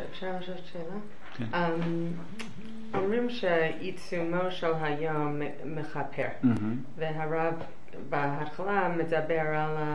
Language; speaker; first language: Hebrew; non-native, fluent; English